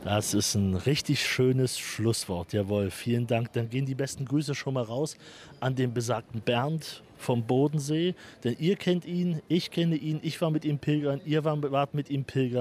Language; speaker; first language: German; native; German